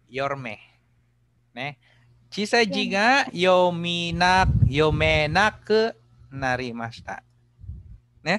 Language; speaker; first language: Japanese; non-native, fluent; Filipino